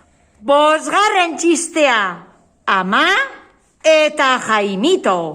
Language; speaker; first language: Basque; non-native, learner; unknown